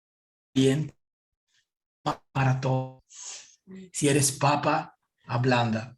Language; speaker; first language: Spanish; non-native, learner; Italian